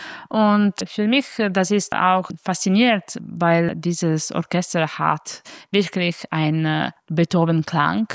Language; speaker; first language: German; non-native, fluent; Italian